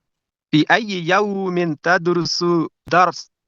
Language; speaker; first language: Arabic; non-native, learner; Urdu